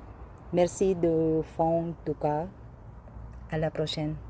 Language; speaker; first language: French; non-native, learner; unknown